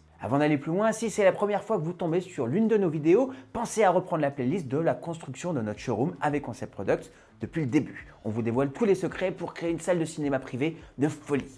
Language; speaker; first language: French; native; French